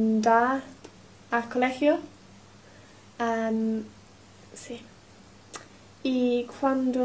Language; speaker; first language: Spanish; non-native, learner; English